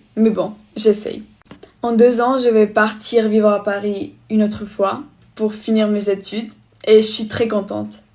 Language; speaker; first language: French; early bilingual, heritage; French